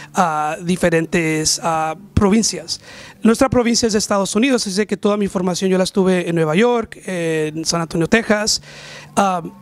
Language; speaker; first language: Spanish; early bilingual, heritage; Spanish